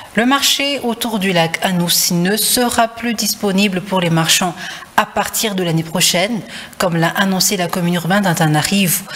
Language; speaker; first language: French; non-native, local second language; Malagasy